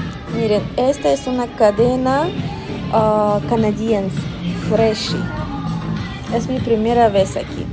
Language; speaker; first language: Spanish; non-native, fluent; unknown